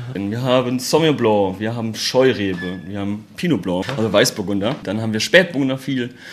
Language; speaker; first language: German; native; German